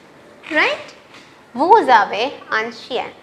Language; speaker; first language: French; non-native, fluent; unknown